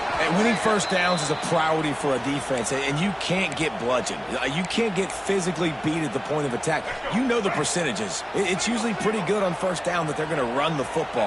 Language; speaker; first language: English; native; English